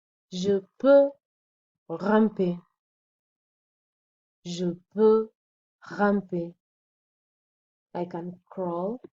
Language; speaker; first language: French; non-native, fluent; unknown